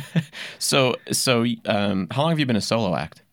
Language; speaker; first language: English; native; English